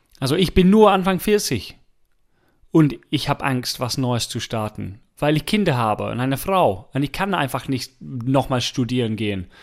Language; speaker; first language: German; non-native, fluent; English